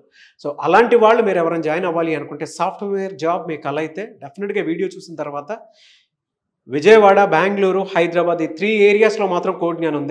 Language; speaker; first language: Telugu; native; Telugu